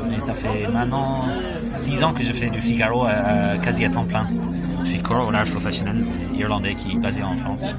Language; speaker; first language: French; non-native, fluent; English